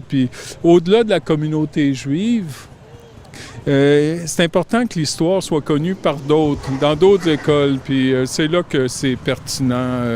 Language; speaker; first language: French; native; French